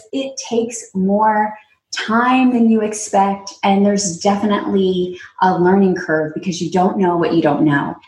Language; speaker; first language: English; native; English